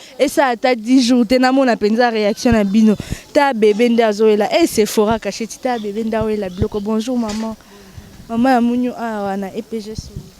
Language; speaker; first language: Lingala; native; Lingala